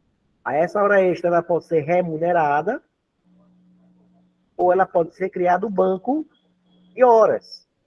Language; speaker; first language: Portuguese; native; Portuguese